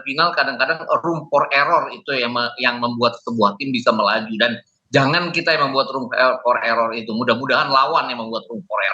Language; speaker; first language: Indonesian; native; Indonesian